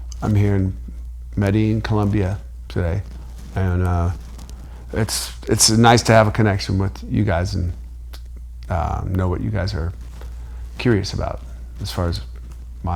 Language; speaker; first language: English; native; English